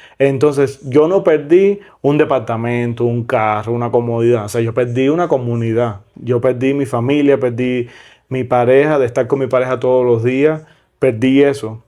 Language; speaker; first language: Spanish; native; Spanish